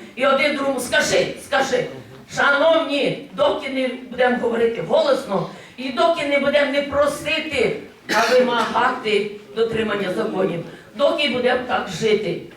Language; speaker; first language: Ukrainian; native; Ukrainian